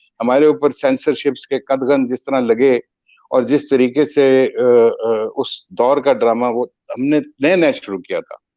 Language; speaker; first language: Urdu; native; Urdu